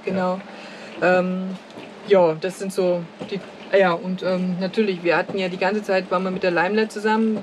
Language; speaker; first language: German; native; German